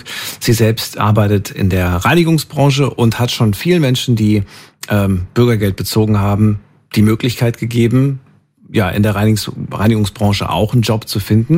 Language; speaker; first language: German; native; German